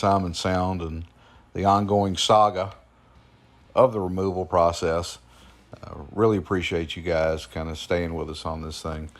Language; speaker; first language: English; native; English